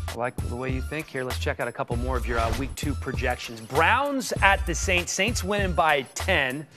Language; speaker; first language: English; native; English